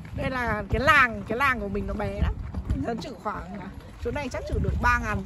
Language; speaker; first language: Vietnamese; native; Vietnamese